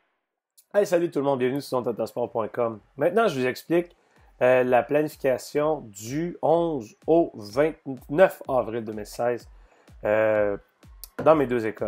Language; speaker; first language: French; native; French